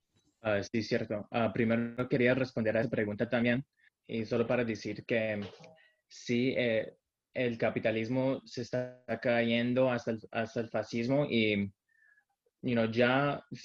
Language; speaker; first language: Spanish; early bilingual, heritage; Spanish